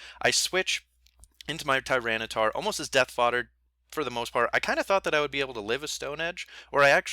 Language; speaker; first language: English; native; English